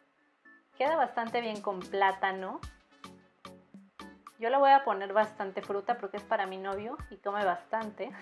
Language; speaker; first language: Spanish; native; Spanish